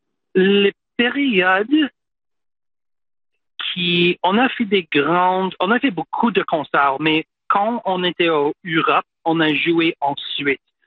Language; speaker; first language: French; non-native, fluent; English